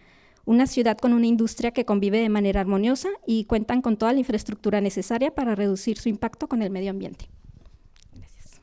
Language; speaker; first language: Spanish; native; Spanish